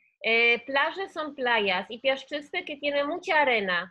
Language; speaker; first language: Spanish; non-native, fluent; Polish